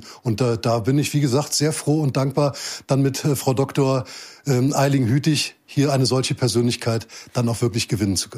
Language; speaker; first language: German; native; German